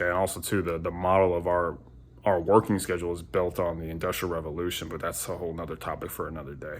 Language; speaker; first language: English; native; English